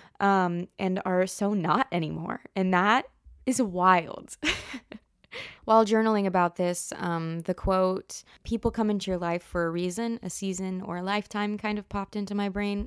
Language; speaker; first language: English; native; English